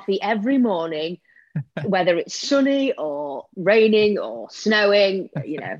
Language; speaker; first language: English; native; English